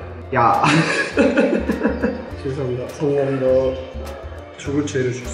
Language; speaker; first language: Korean; non-native, fluent; Bosnian